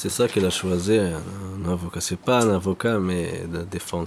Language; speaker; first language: French; non-native, local second language; Arabic